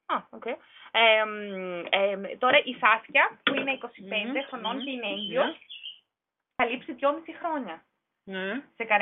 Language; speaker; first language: Greek; non-native, fluent; German